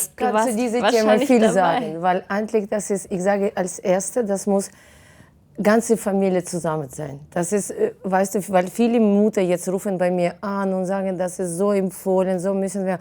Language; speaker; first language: German; non-native, fluent; Russian